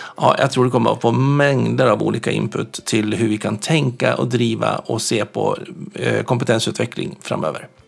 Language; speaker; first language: Swedish; native; Swedish